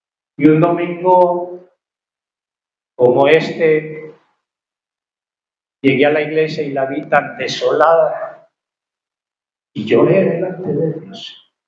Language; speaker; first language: Spanish; native; Spanish